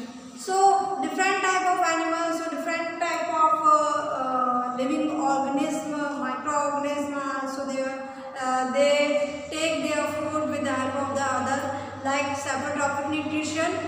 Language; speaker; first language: English; non-native, local second language; Hindi